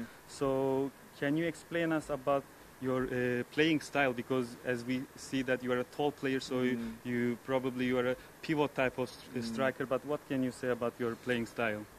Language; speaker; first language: English; non-native, fluent; Turkish